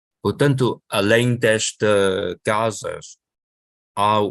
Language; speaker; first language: Portuguese; non-native, local second language; Chinese